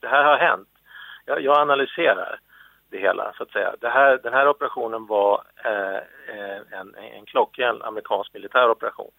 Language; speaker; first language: Swedish; native; Swedish